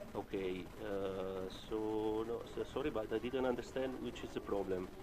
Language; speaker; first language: English; non-native, fluent; Italian